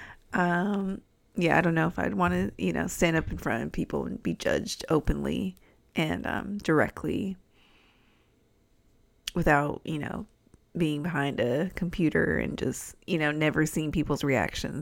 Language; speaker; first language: English; native; English